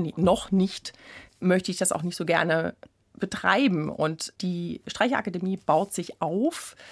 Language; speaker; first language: German; native; German